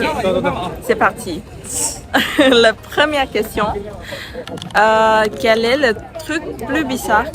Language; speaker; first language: French; non-native, learner; Thai